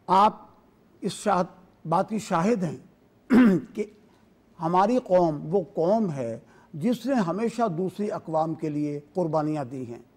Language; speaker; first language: Urdu; native; Urdu